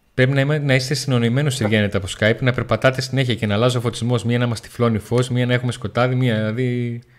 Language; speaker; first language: Greek; native; Greek